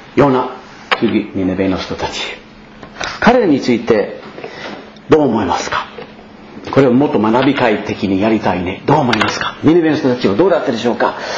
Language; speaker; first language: Japanese; non-native, fluent; English